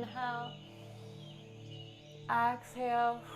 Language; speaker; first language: English; native; English